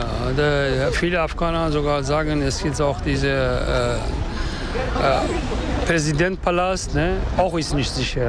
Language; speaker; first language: German; non-native, learner; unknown